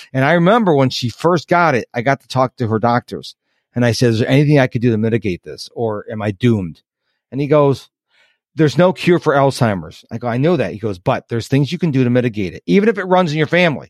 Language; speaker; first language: English; native; English